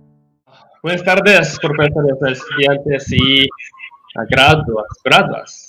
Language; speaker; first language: Spanish; non-native, learner; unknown